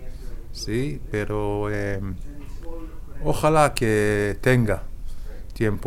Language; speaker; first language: Spanish; non-native, learner; Hebrew